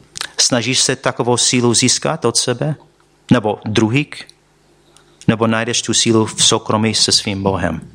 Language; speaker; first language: Czech; non-native, fluent; English